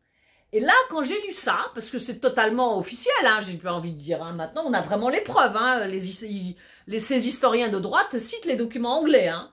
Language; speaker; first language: French; early bilingual, other home language; Polish